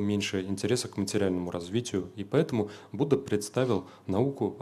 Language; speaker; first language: Russian; native; Russian